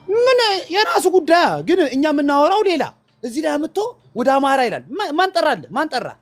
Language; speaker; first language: Amharic; non-native, local second language; Tigrinya